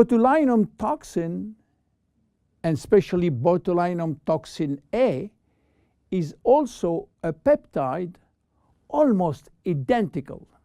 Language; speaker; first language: English; non-native, fluent; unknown